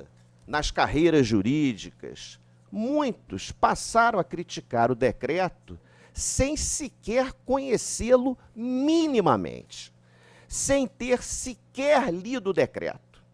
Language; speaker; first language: Portuguese; native; Portuguese